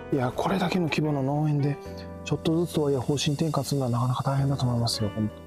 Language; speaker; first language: Japanese; native; Japanese